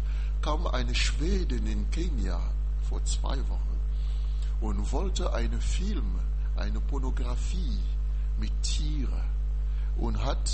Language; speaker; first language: German; non-native, learner; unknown